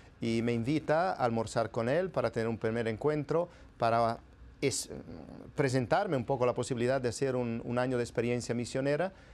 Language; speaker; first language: Spanish; non-native, fluent; Italian